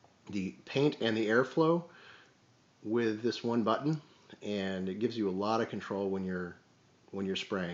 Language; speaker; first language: English; native; English